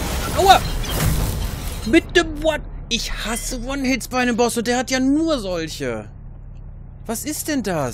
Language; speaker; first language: German; native; German